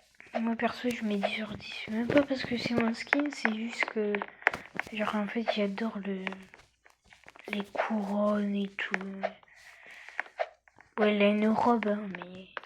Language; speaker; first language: French; native; French